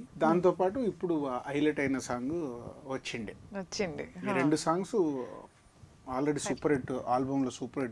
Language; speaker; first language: Telugu; native; Telugu